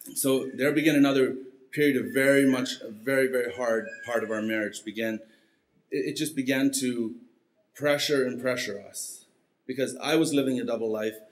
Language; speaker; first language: English; early bilingual, heritage; Spanish